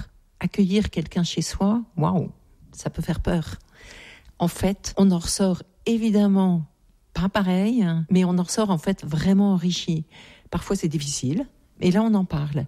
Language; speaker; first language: French; native; French